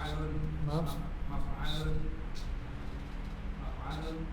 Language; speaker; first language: Arabic; non-native, learner; Indonesian